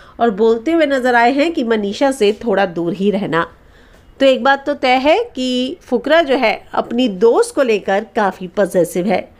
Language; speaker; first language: Hindi; native; Hindi